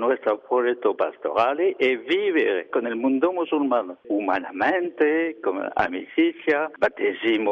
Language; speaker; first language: Italian; non-native, learner; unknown